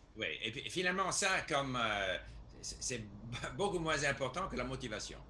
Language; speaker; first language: French; non-native, fluent; English